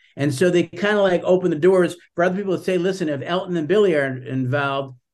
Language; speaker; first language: English; native; English